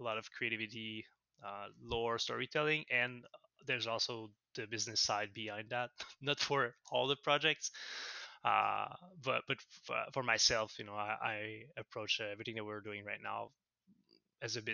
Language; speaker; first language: English; non-native, fluent; French